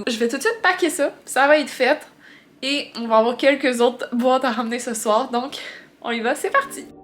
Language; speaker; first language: French; native; French